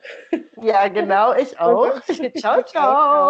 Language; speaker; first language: German; native; German